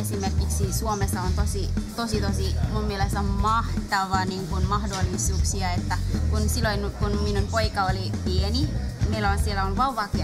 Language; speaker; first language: Finnish; non-native, learner; Indonesian